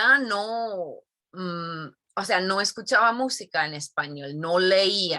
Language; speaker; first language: Spanish; non-native, fluent; English